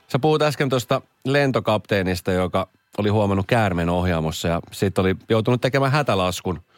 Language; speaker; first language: Finnish; native; Finnish